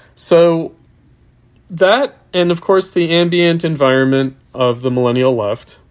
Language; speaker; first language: English; native; English